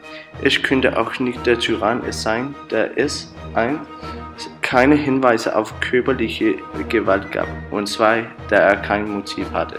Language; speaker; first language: German; non-native, learner; Danish